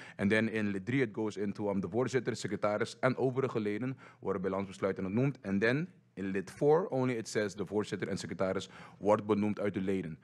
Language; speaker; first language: Dutch; non-native, local second language; English